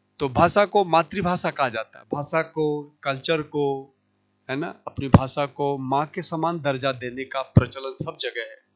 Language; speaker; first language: Hindi; native; Hindi